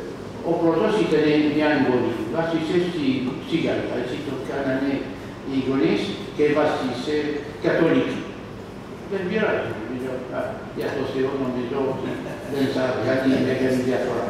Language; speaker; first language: Greek; non-native, learner; French